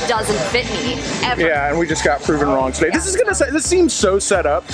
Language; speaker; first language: English; native; English